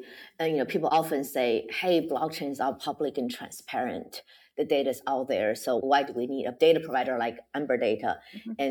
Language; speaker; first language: English; non-native, fluent; Chinese